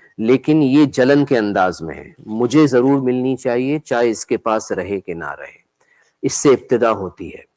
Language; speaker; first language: Urdu; native; Urdu